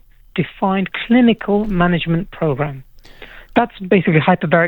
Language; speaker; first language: English; native; English